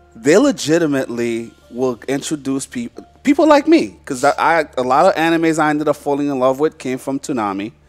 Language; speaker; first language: English; native; English